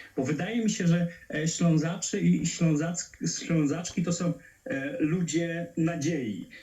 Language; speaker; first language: Polish; native; Polish